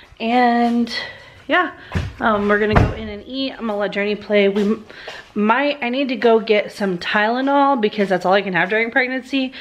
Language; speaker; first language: English; native; English